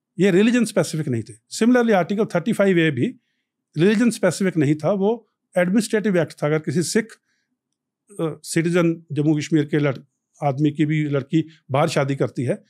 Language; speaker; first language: Hindi; non-native, local second language; Punjabi